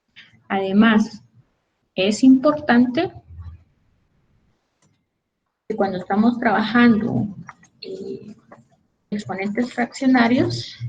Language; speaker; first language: Spanish; native; Spanish